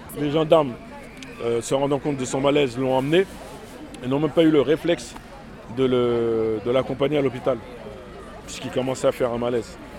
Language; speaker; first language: French; early bilingual, other home language; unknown